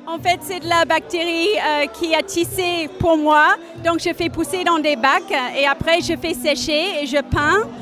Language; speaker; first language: French; non-native, learner; English